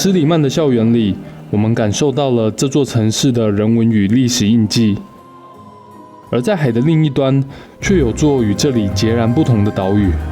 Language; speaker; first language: Chinese; native; Chinese